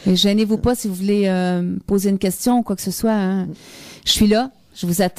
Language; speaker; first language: French; native; French